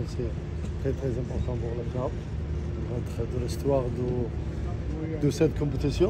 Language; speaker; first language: French; non-native, learner; Arabic